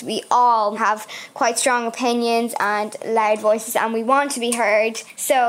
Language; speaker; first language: English; native; English